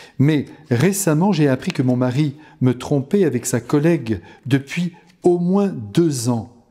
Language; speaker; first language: French; native; French